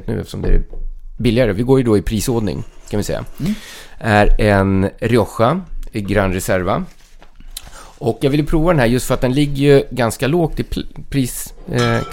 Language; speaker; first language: Swedish; native; Swedish